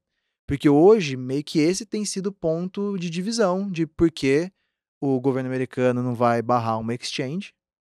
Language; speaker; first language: Portuguese; native; Portuguese